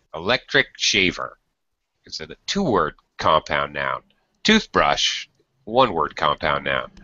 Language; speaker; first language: English; native; English